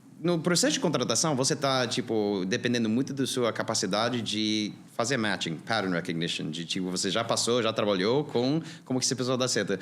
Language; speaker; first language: Portuguese; non-native, fluent; English